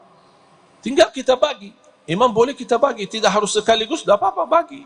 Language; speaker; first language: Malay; non-native, fluent; Arabic